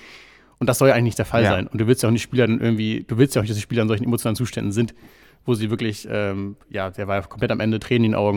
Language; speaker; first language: German; native; German